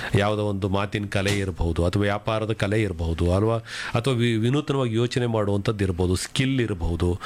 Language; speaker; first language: Kannada; native; Kannada